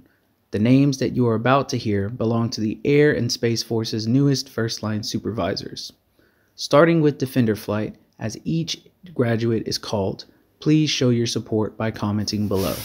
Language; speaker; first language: English; native; English